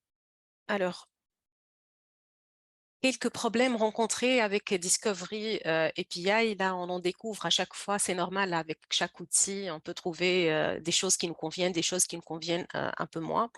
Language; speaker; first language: French; native; French